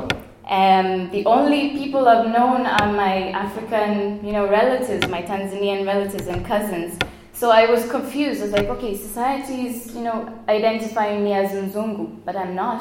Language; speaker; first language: English; non-native, local second language; Swahili